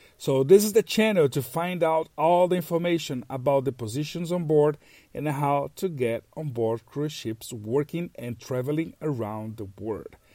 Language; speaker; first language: English; non-native, fluent; Portuguese